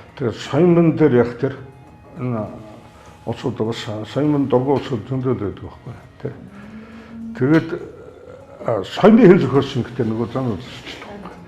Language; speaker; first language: Mongolian; native; Mongolian